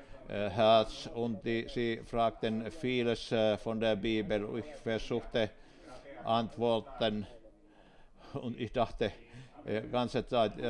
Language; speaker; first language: German; non-native, fluent; Finnish